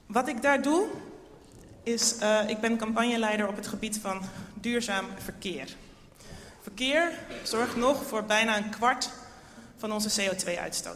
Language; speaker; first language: Dutch; native; Dutch